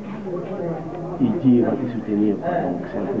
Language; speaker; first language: French; non-native, local second language; Lingala